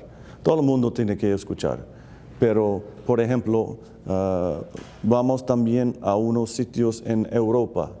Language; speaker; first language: Spanish; non-native, fluent; English